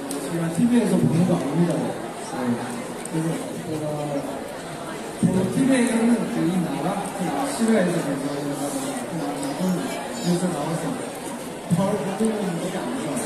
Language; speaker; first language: Korean; non-native, learner; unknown